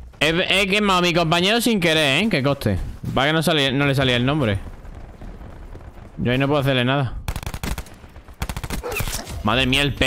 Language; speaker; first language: Spanish; native; Spanish